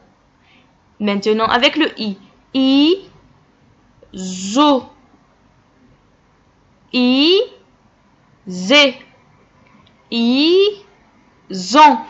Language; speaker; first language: French; non-native, local second language; Arabic